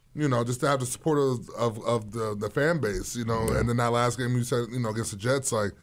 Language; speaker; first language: English; native; English